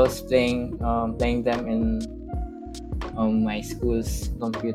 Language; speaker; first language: English; non-native, local second language; Hiligaynon